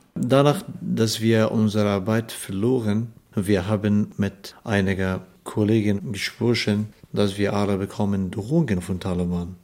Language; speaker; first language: German; non-native, learner; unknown